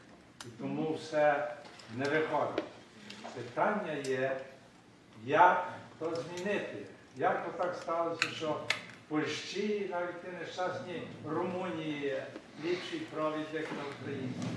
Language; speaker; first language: Ukrainian; early bilingual, heritage; Ukrainian